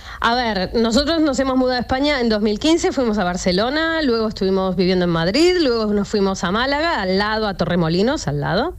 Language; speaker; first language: Spanish; native; Spanish